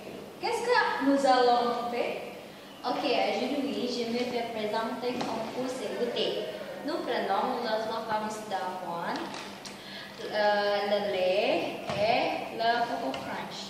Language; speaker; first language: French; non-native, learner; Indonesian